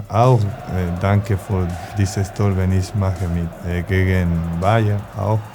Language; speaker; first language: German; non-native, learner; Spanish